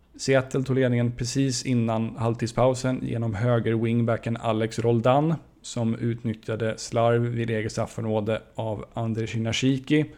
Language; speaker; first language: Swedish; native; Swedish